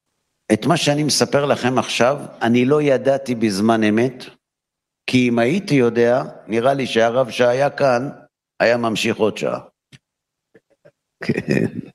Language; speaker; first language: Hebrew; native; Hebrew